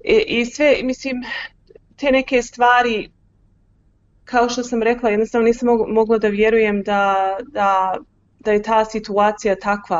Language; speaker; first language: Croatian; early bilingual, heritage; Croatian